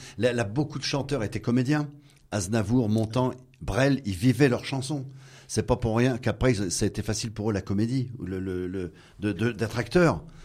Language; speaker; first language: French; native; French